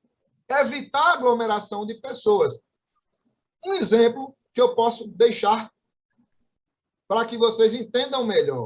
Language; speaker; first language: Portuguese; native; Portuguese